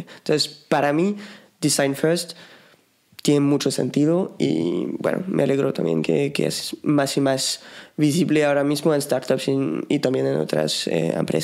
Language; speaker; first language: Spanish; non-native, fluent; French